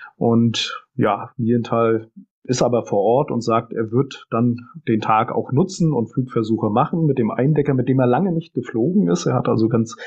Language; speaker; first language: German; native; German